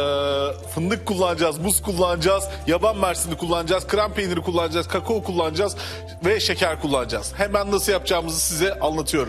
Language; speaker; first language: Turkish; native; Turkish